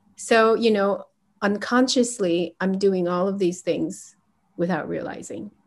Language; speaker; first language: English; early bilingual, other home language; Chinese